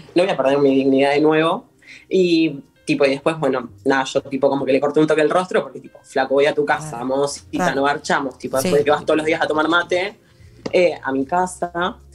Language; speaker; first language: Spanish; native; Spanish